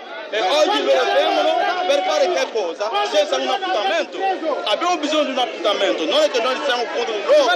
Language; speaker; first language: Italian; non-native, fluent; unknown